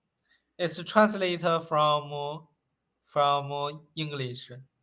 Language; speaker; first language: English; non-native, learner; Chinese